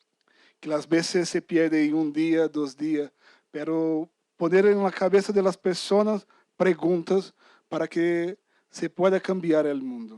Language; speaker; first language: Spanish; non-native, fluent; Portuguese